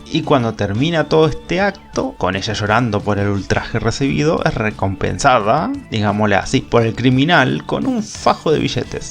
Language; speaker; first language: Spanish; native; Spanish